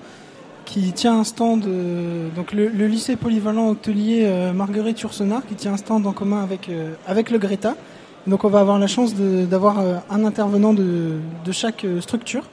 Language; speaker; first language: French; native; French